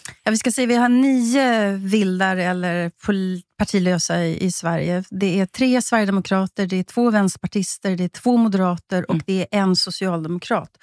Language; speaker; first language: Swedish; native; Swedish